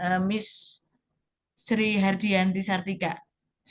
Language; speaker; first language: English; non-native, learner; Indonesian